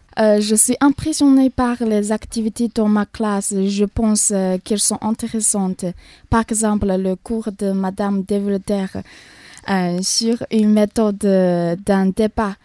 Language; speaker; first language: French; non-native, learner; Chinese